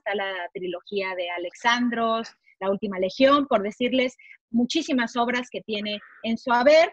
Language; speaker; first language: Spanish; native; Spanish